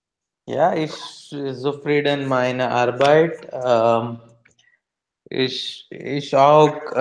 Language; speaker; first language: German; non-native, learner; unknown